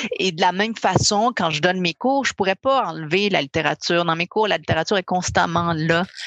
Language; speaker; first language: French; early bilingual, other home language; Spanish